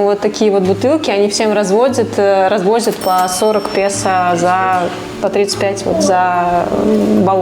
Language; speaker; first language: Russian; native; Russian